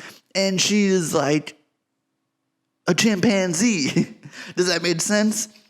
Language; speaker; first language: English; native; English